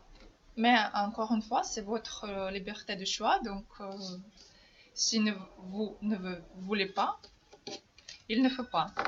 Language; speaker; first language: French; non-native, fluent; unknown